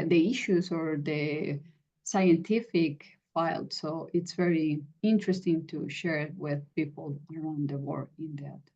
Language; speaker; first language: English; non-native, fluent; Spanish